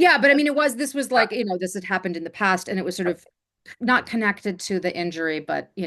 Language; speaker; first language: English; native; English